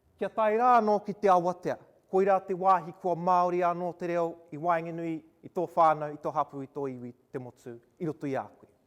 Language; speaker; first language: Māori; non-native, local second language; English